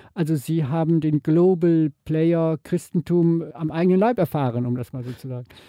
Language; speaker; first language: German; native; German